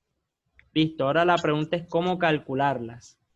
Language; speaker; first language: Spanish; native; Spanish